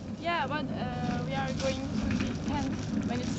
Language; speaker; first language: English; non-native, learner; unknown